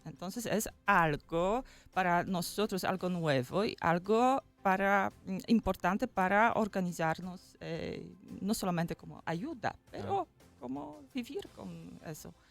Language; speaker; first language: Spanish; non-native, fluent; Polish